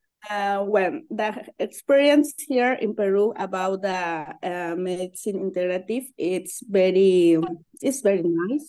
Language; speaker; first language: English; non-native, learner; Spanish